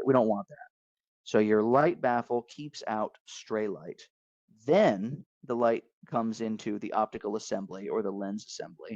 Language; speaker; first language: English; native; English